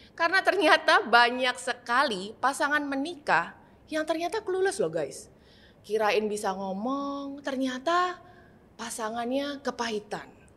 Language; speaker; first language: Indonesian; native; Indonesian